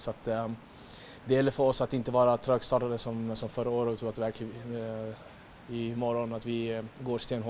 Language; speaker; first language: Swedish; native; Swedish